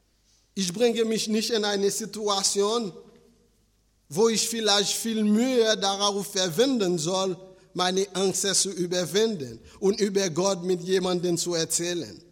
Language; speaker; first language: German; non-native, fluent; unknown